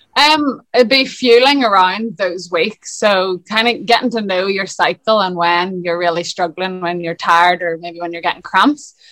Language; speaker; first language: English; native; English